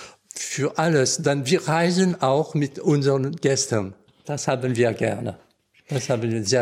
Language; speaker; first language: German; non-native, learner; French